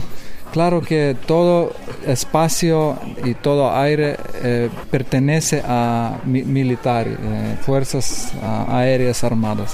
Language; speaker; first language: Spanish; non-native, learner; Lithuanian